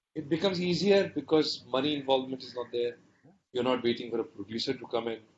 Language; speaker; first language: English; non-native, local second language; Hindi